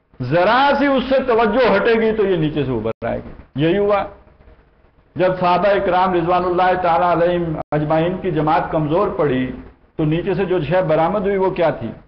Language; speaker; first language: Urdu; native; Urdu